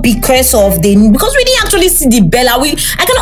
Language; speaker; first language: English; non-native, local second language; Igbo